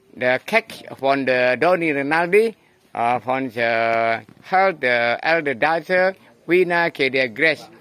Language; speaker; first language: English; non-native, learner; Indonesian